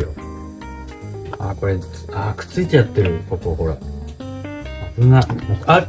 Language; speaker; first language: Japanese; native; Japanese